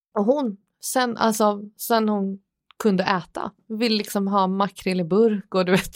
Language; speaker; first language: Swedish; early bilingual, other home language; Persian